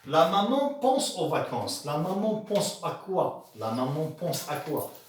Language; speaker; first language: French; non-native, local second language; Arabic